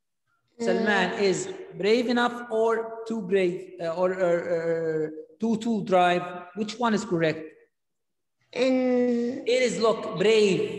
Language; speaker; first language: English; non-native, fluent; Arabic